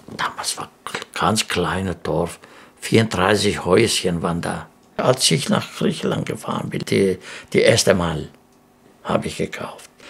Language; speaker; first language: German; non-native, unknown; Greek